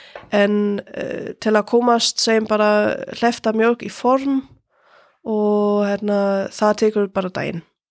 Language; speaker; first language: Icelandic; non-native, fluent; German